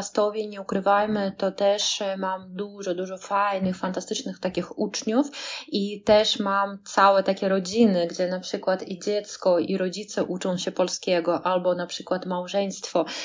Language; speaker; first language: Polish; non-native, fluent; Russian